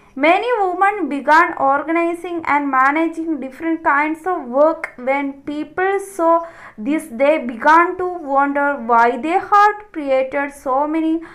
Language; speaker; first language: English; non-native, local second language; Malayalam